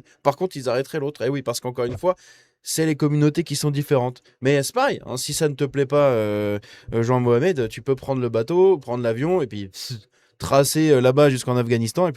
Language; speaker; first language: French; native; French